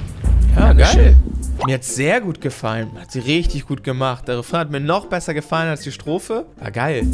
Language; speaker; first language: German; native; German